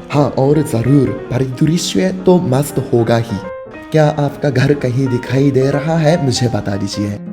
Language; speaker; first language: Hindi; non-native, fluent; Japanese